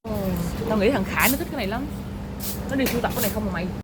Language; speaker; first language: Vietnamese; native; Vietnamese